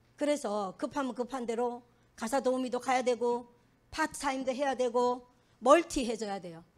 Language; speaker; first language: Korean; native; Korean